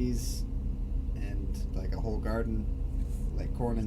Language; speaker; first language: English; native; English